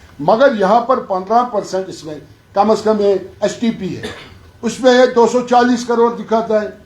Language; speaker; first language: Urdu; non-native, local second language; Kashmiri